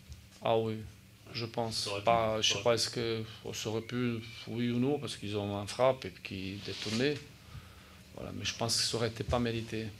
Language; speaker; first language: French; native; French